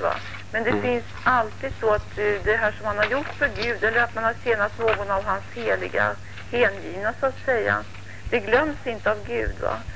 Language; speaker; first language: Swedish; native; Swedish